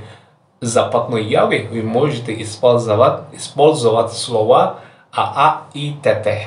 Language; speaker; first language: Russian; non-native, learner; Javanese